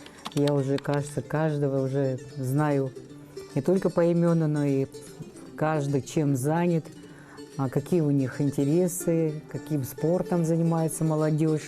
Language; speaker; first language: Russian; native; Russian